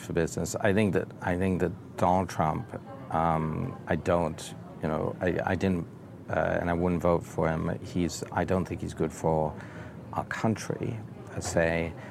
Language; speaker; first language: English; native; English